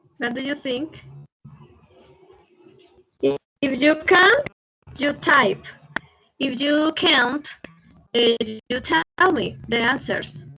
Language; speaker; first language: English; non-native, fluent; Spanish